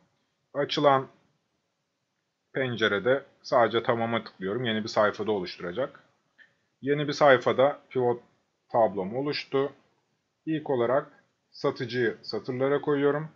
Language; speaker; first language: Turkish; native; Turkish